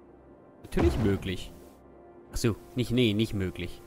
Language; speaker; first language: German; native; German